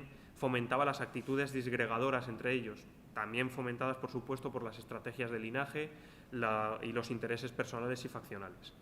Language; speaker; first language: Spanish; native; Spanish